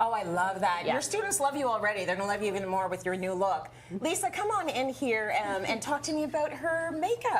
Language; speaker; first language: English; native; English